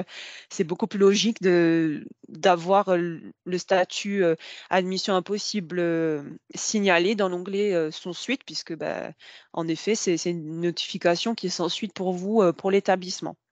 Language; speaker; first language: French; native; French